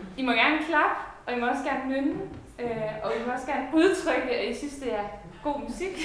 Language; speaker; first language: Danish; native; Danish